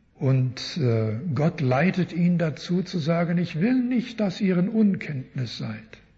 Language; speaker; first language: German; early bilingual, heritage; German